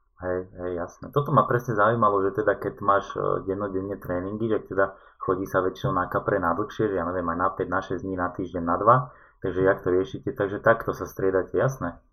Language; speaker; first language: Slovak; native; Slovak